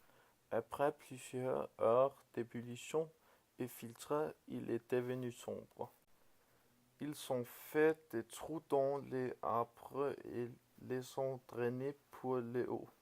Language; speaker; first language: French; non-native, learner; Danish